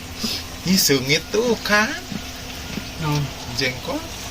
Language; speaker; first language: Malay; non-native, local second language; Sundanese